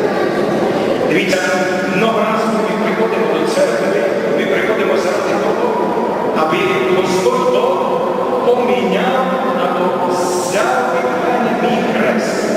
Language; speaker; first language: Ukrainian; non-native, local second language; Rusyn